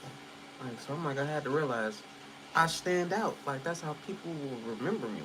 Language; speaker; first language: English; native; English